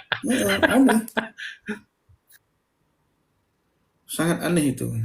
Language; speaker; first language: Indonesian; native; Indonesian